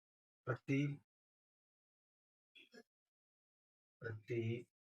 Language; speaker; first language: Hindi; native; Hindi